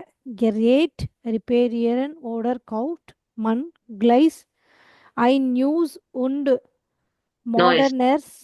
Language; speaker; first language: German; non-native, learner; Tamil